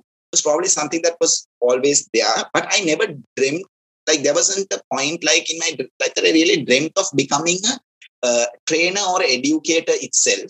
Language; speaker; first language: English; non-native, local second language; Sinhala